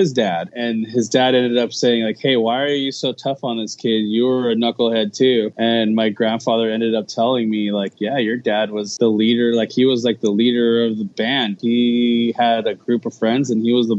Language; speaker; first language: English; early bilingual, other home language; Filipino